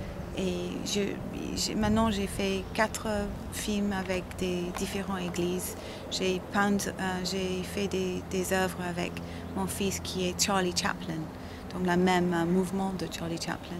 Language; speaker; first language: French; non-native, learner; English